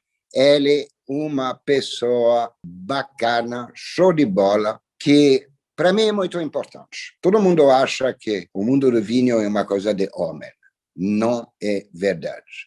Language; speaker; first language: Portuguese; non-native, fluent; French